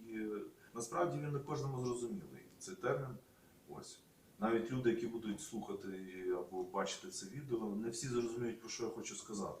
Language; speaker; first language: Ukrainian; native; Ukrainian